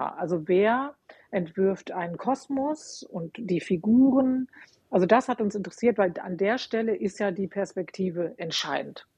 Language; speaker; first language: German; native; German